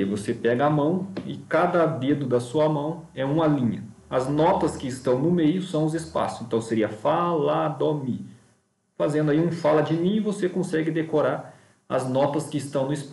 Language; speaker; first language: Portuguese; native; Portuguese